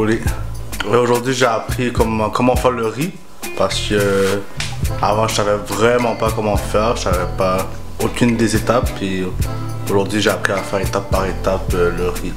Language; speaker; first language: French; early bilingual, other home language; Haitian Creole